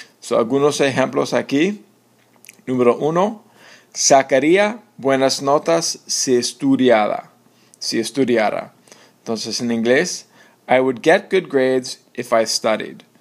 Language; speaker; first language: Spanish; non-native, fluent; English